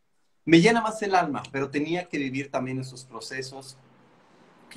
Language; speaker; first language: Spanish; native; Spanish